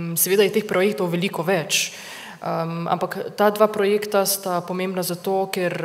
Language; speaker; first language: Slovenian; native; Slovenian